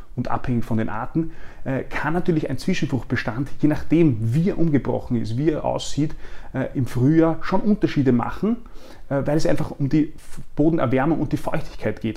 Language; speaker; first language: German; native; German